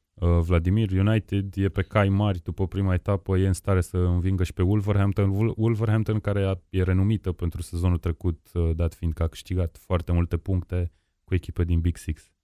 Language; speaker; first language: Romanian; native; Romanian